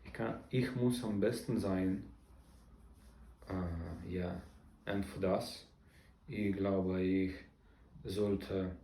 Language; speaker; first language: German; non-native, learner; Russian